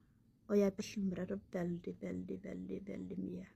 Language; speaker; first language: Norwegian; non-native, learner; Somali